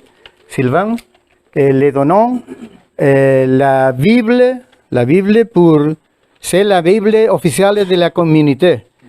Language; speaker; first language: French; non-native, learner; Spanish